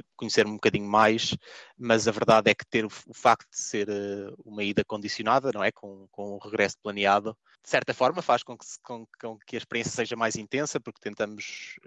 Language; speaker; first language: Portuguese; native; Portuguese